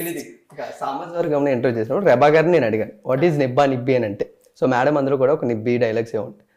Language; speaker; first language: Telugu; native; Telugu